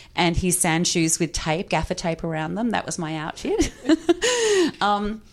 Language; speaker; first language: English; native; English